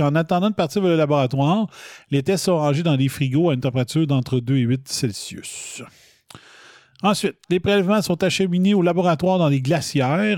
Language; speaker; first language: French; native; French